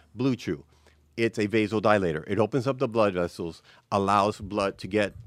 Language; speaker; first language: English; native; English